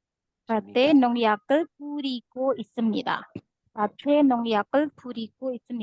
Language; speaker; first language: Korean; non-native, fluent; Indonesian